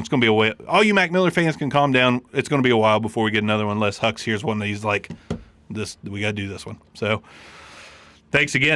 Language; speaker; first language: English; native; English